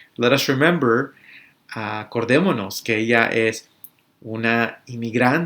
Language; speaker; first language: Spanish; early bilingual, other home language; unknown